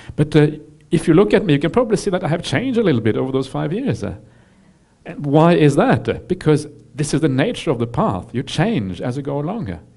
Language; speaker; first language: English; non-native, fluent; Norwegian